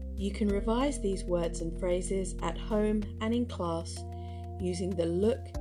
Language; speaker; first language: English; native; English